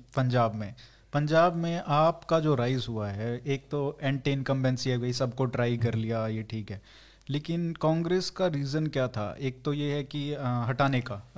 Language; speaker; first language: Hindi; native; Hindi